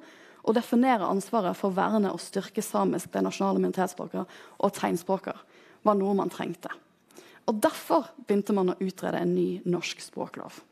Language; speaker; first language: Norwegian; native; Norwegian